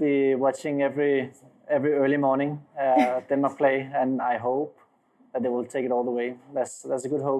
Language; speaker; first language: English; non-native, fluent; Danish